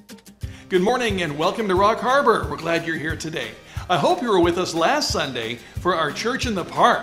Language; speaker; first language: English; native; English